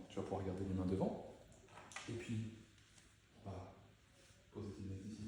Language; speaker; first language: French; native; French